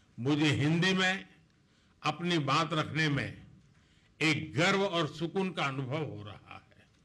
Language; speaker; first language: Hindi; non-native, local second language; Gujarati